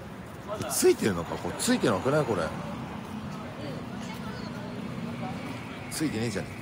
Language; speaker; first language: Japanese; native; Japanese